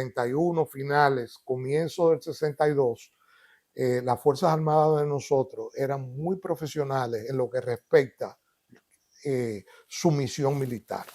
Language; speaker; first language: Spanish; native; Spanish